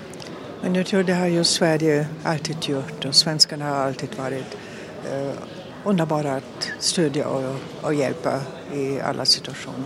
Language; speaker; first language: Swedish; non-native, fluent; German